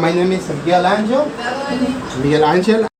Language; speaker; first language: English; non-native, learner; Spanish